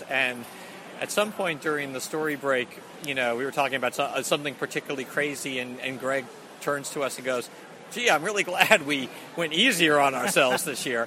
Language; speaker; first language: English; native; English